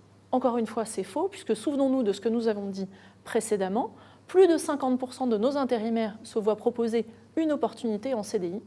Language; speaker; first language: French; native; French